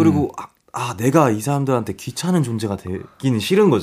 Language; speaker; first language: Korean; native; Korean